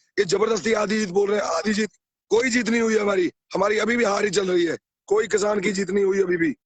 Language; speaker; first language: Hindi; non-native, local second language; Punjabi